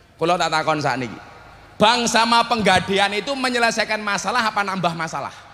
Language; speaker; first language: Indonesian; non-native, local second language; Javanese